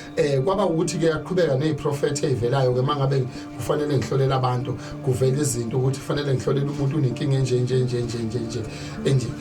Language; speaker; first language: Zulu; native; Zulu